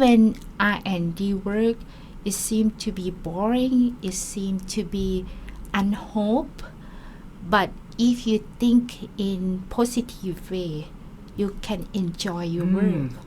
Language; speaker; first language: English; non-native, learner; Thai